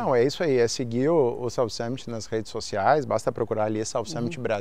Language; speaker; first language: Portuguese; native; Portuguese